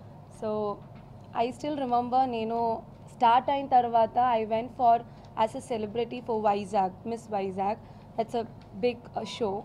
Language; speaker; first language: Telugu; non-native, local second language; Malayalam